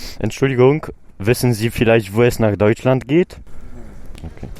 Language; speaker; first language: German; non-native, learner; Polish